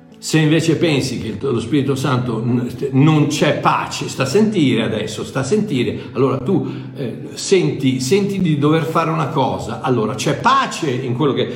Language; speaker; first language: Italian; native; Italian